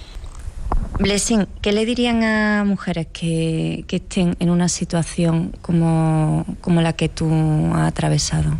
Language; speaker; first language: Spanish; native; Spanish